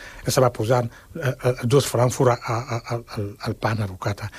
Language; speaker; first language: Catalan; non-native, fluent; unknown